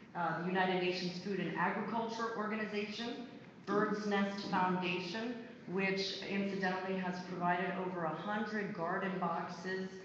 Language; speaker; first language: English; native; English